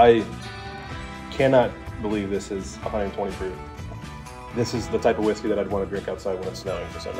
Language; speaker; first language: English; native; English